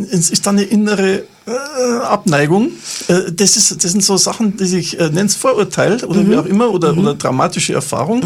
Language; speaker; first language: German; native; German